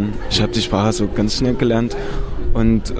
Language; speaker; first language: German; non-native, learner; Arabic